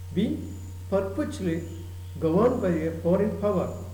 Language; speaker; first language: English; non-native, local second language; Malayalam